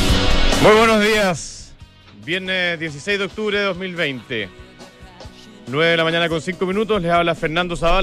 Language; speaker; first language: Spanish; native; Spanish